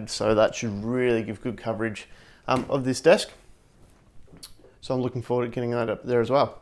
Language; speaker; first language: English; native; English